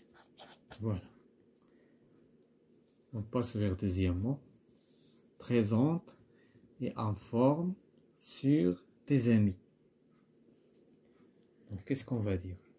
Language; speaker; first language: French; non-native, local second language; Arabic